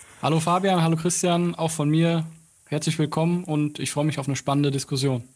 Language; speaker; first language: German; native; German